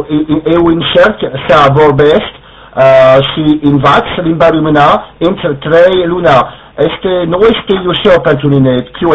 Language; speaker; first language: Romanian; non-native, learner; French